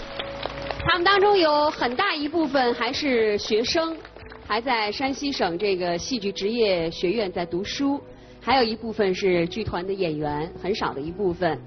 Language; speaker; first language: Chinese; native; Chinese